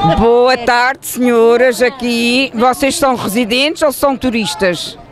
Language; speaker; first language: Portuguese; native; Portuguese